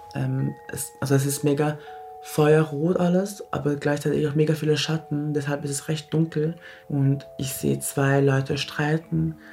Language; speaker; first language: German; early bilingual, other home language; Japanese